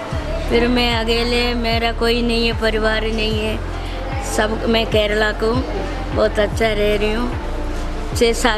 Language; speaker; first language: Hindi; non-native, local second language; Malayalam